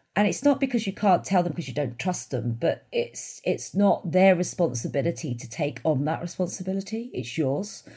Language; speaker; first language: English; native; English